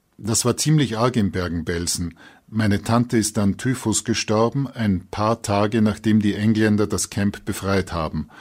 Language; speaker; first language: German; native; German